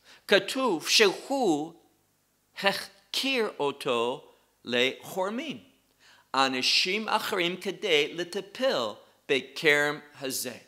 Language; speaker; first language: Hebrew; non-native, fluent; English